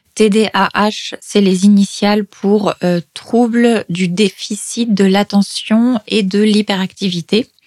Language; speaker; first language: French; native; French